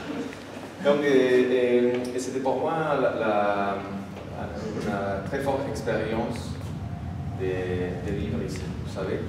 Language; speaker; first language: French; non-native, fluent; Spanish